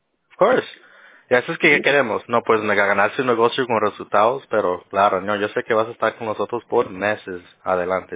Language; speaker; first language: Spanish; early bilingual, heritage; Spanish